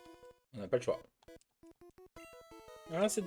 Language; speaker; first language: French; native; French